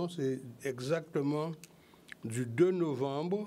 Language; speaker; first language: French; native; French